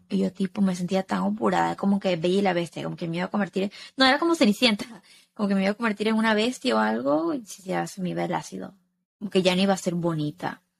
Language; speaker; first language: Spanish; early bilingual, heritage; Spanish